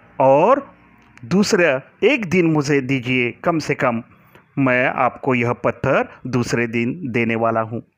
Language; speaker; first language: Hindi; non-native, local second language; Marathi